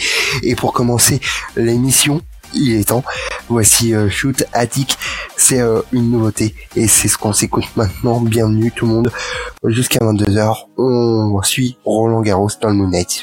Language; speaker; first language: French; native; French